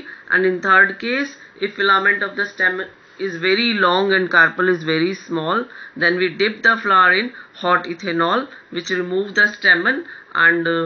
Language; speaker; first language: English; non-native, local second language; Hindi